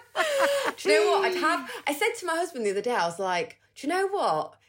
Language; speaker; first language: English; native; English